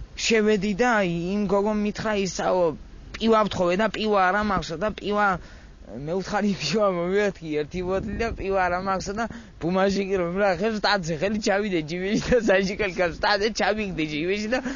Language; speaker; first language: Georgian; non-native, local second language; Mingrelian